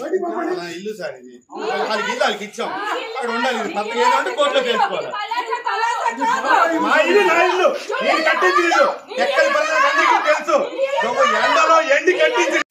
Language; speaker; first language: Telugu; native; Telugu